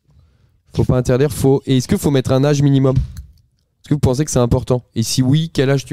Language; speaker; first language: French; native; French